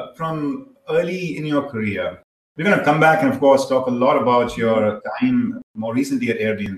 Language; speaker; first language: English; non-native, local second language; Hindi